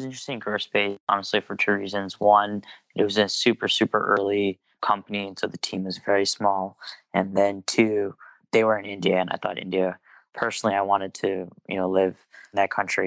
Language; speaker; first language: English; native; English